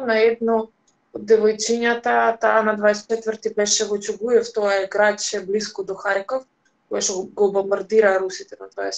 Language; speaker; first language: Macedonian; early bilingual, heritage; Macedonian